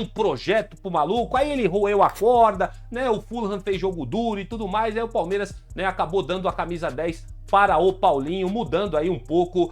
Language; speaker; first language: Portuguese; native; Portuguese